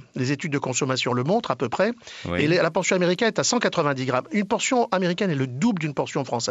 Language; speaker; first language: French; native; French